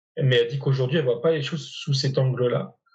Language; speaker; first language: French; native; French